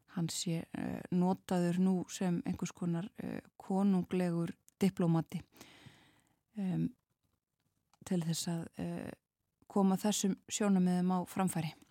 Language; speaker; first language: Icelandic; native; Icelandic